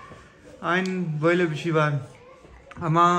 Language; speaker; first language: Turkish; non-native, learner; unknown